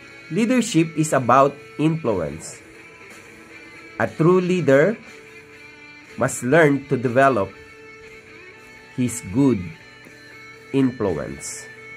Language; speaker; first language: English; non-native, local second language; Filipino